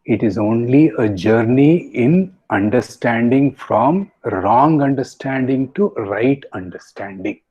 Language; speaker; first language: English; non-native, local second language; Kannada